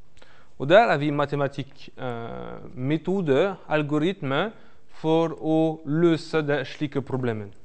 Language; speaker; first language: Norwegian; non-native, fluent; French